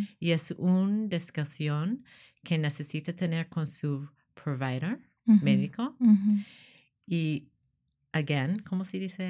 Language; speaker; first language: Spanish; non-native, learner; English